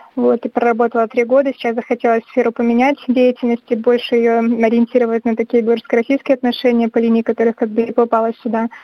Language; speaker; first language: Russian; native; Russian